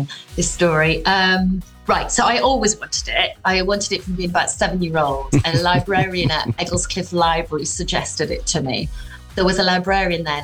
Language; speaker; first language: English; native; English